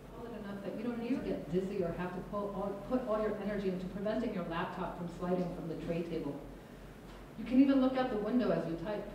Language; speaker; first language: English; non-native, fluent; Spanish